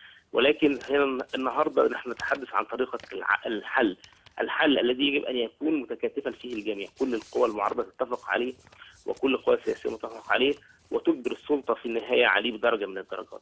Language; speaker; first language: Arabic; native; Arabic